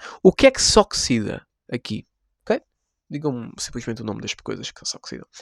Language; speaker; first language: Portuguese; native; Portuguese